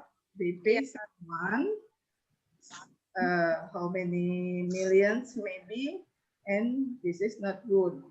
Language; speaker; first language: English; non-native, learner; Indonesian